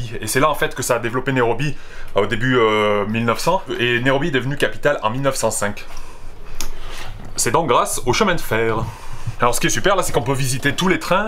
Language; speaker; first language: French; native; French